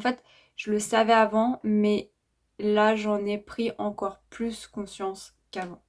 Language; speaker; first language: French; native; French